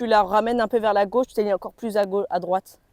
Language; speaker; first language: French; native; French